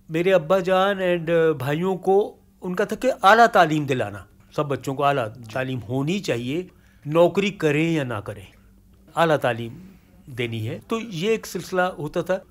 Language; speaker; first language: Hindi; non-native, local second language; Punjabi